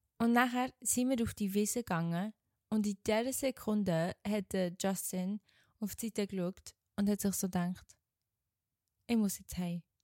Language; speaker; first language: German; native; German